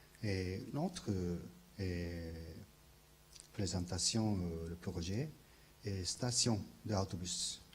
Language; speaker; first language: French; non-native, learner; Japanese